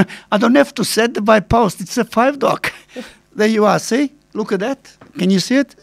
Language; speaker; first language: English; non-native, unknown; Italian